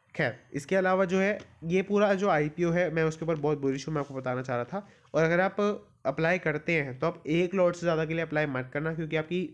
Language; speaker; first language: Hindi; native; Hindi